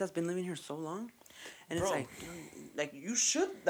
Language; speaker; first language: English; early bilingual, other home language; Spanish